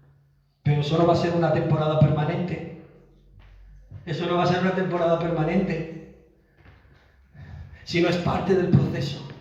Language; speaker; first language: Spanish; native; Spanish